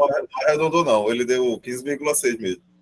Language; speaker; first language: Portuguese; native; Portuguese